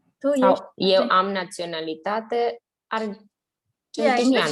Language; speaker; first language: Romanian; non-native, learner; Spanish